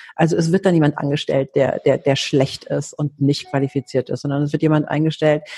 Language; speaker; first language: German; early bilingual, heritage; Greek